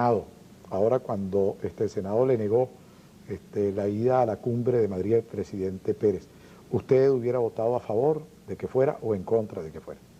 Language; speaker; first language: Spanish; native; Spanish